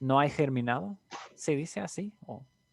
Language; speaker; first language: Spanish; non-native, fluent; English